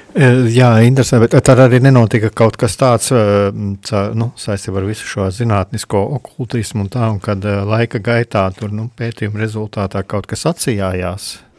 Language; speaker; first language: Latvian; native; Latvian